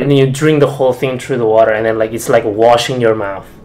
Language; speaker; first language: English; non-native, fluent; Indonesian